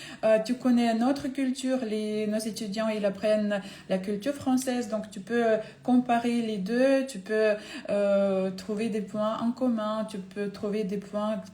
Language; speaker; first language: French; non-native, fluent; Ukrainian